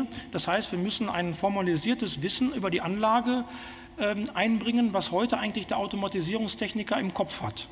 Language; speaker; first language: German; native; German